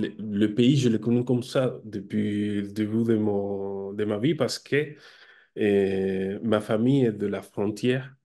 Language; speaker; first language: French; non-native, fluent; Spanish